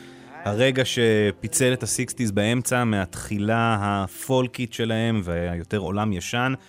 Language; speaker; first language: Hebrew; native; Hebrew